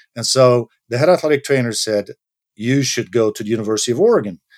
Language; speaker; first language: English; non-native, fluent; Dutch